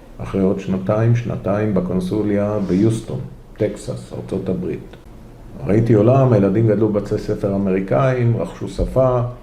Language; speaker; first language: Hebrew; native; Hebrew